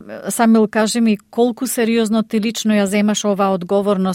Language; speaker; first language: Macedonian; native; Macedonian